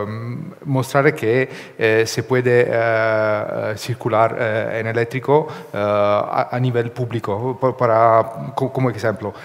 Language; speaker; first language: Spanish; non-native, learner; Italian